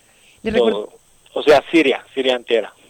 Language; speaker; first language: Spanish; non-native, fluent; Arabic